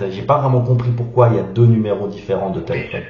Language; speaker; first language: French; native; French